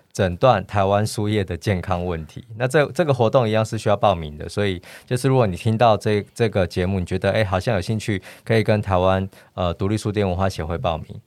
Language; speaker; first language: Chinese; native; Chinese